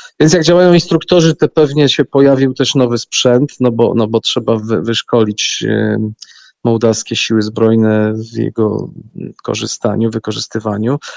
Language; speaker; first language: Polish; native; Polish